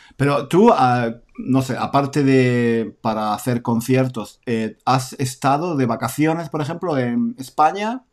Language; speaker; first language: Spanish; native; Spanish